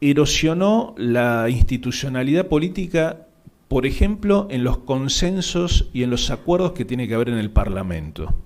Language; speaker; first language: Spanish; native; Spanish